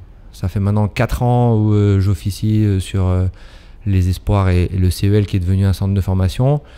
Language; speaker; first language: French; native; French